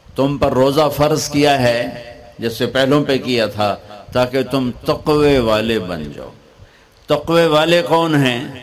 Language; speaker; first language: Urdu; non-native, local second language; Punjabi